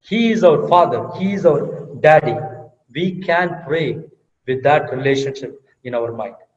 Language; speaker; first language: English; non-native, local second language; Tamil